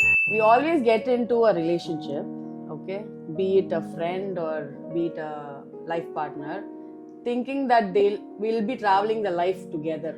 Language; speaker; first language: English; non-native, local second language; Tamil